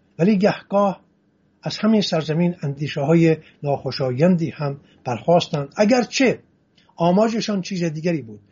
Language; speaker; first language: Persian; non-native, local second language; Assyrian Neo-Aramaic